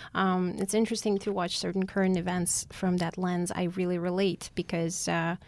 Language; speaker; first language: English; non-native, fluent; Armenian